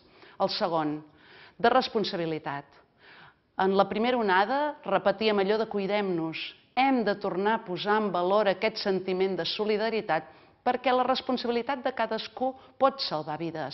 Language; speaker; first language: Catalan; native; Catalan